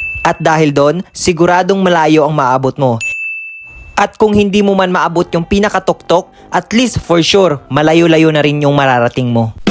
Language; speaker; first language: Filipino; non-native, local second language; Hiligaynon